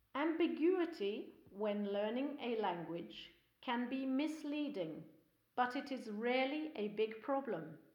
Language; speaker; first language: English; native; English